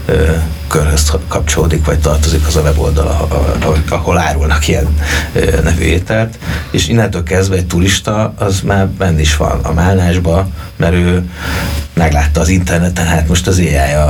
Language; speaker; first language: Hungarian; native; Hungarian